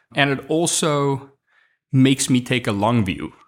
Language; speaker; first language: English; non-native, local second language; Afrikaans